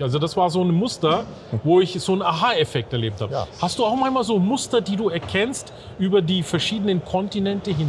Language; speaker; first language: German; native; German